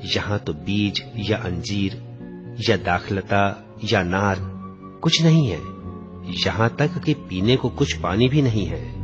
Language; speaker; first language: Hindi; native; Hindi